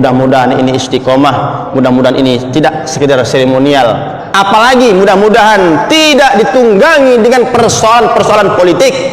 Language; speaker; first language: Indonesian; native; Indonesian